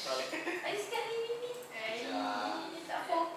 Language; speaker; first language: Malay; native; Malay